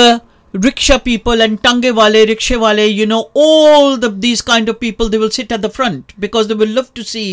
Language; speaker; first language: English; non-native, local second language; Punjabi